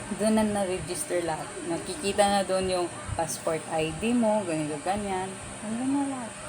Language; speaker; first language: Filipino; native; Filipino